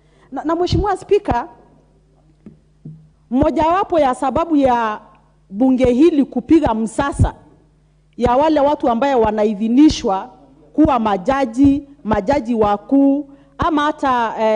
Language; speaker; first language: Swahili; non-native, local second language; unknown